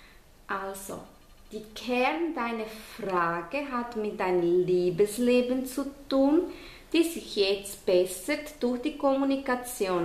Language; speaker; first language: German; non-native, fluent; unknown